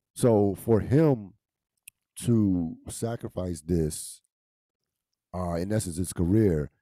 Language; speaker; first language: English; native; English